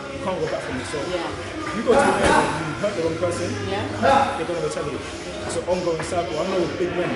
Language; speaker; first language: English; native; English